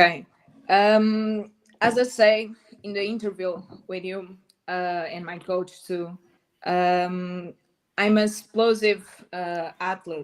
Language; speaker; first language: English; non-native, learner; Portuguese